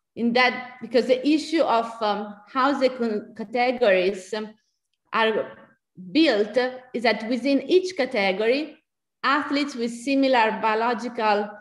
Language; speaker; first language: English; non-native, fluent; Italian